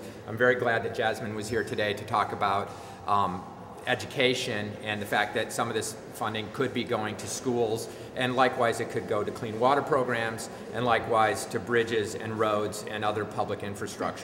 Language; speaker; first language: English; native; English